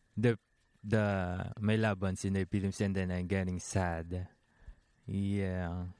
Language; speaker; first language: English; non-native, local second language; Filipino